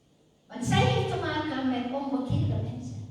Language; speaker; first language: Dutch; non-native, fluent; Indonesian